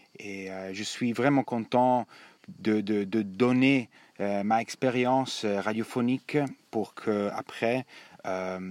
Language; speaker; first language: French; non-native, learner; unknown